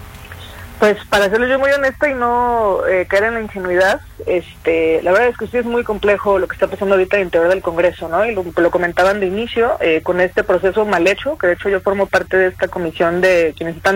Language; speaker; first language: Spanish; native; Spanish